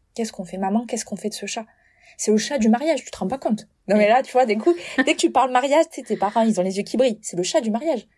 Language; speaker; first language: French; native; French